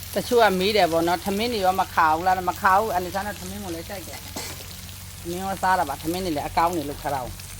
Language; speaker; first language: Burmese; non-native, local second language; Shan